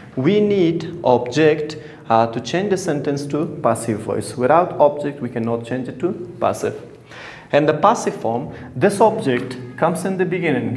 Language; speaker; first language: English; non-native, fluent; Persian